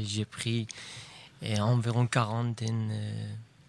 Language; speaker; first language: French; non-native, learner; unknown